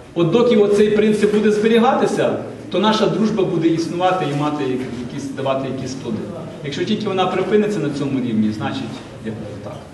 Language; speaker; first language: Ukrainian; non-native, local second language; Russian